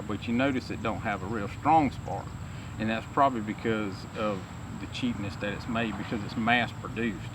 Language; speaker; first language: English; native; English